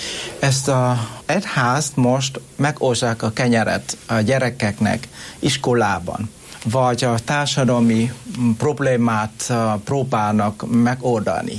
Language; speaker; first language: Hungarian; non-native, learner; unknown